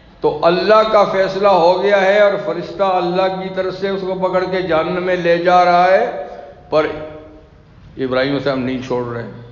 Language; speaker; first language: Urdu; non-native, local second language; Pashto